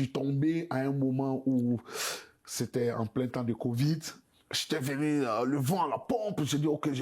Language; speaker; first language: French; non-native, local second language; Bambara